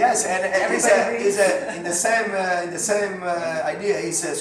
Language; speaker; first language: English; non-native, learner; Spanish